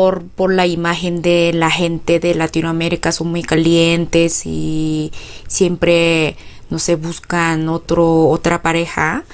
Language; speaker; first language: Spanish; non-native, fluent; Korean